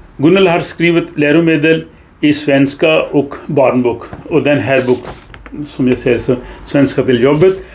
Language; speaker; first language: Swedish; non-native, fluent; Urdu